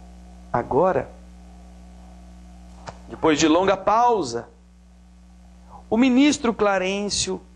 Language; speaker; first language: Portuguese; native; Portuguese